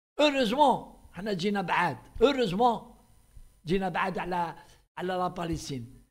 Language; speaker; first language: French; non-native, local second language; Arabic